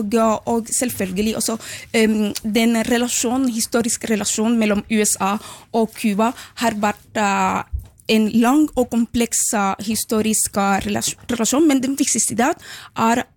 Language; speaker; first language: Norwegian; non-native, fluent; Spanish